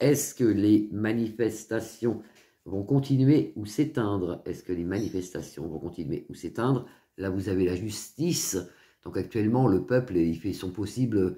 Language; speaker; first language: French; native; French